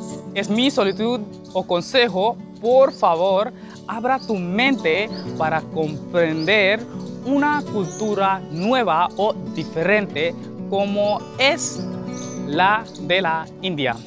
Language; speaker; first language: Spanish; non-native, learner; Hindi